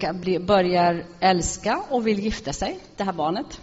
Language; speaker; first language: Swedish; non-native, fluent; Arabic